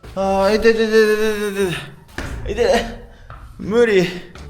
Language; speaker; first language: Korean; non-native, fluent; Japanese